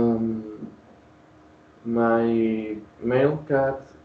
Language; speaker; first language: English; non-native, learner; Spanish